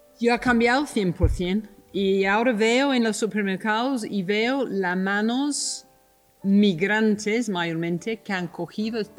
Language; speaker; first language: Spanish; non-native, fluent; English